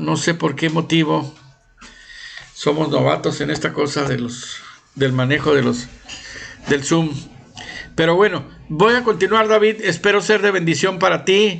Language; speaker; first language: Spanish; native; Spanish